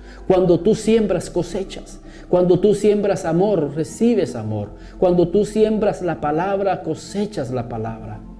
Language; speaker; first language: Spanish; native; Spanish